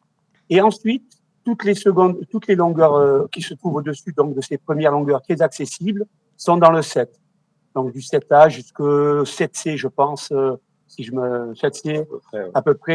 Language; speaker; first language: French; native; French